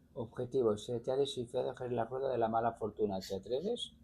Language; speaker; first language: Spanish; non-native, local second language; Catalan